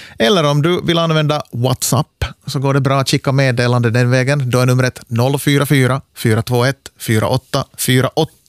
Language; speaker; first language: Swedish; native; Swedish